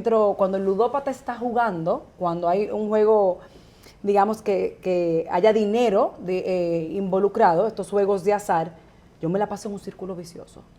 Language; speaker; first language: Spanish; native; Spanish